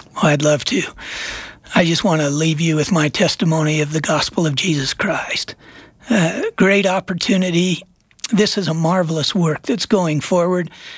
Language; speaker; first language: English; native; English